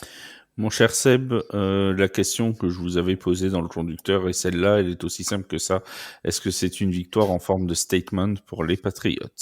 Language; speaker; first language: French; native; French